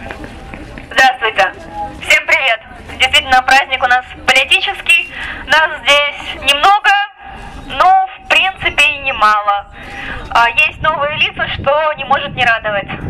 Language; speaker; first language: Russian; native; Russian